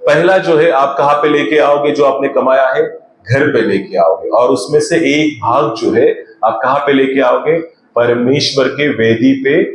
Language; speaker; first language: Hindi; non-native, local second language; Marathi